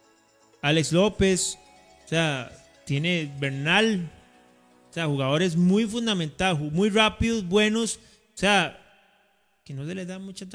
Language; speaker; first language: Spanish; native; Spanish